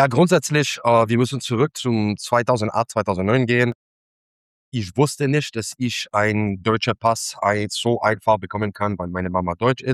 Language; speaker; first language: German; non-native, fluent; English